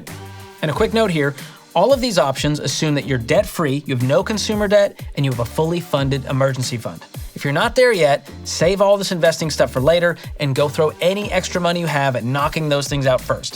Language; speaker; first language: English; native; English